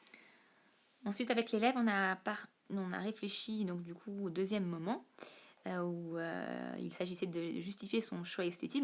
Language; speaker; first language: French; native; French